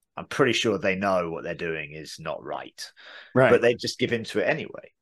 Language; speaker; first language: English; native; English